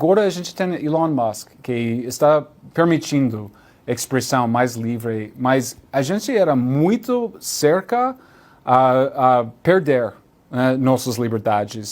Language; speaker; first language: Portuguese; non-native, learner; English